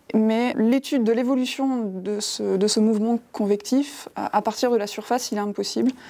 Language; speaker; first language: French; non-native, fluent; German